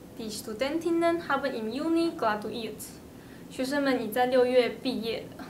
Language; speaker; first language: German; non-native, learner; Chinese